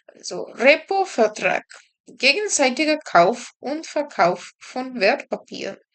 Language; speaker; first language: German; non-native, learner; Spanish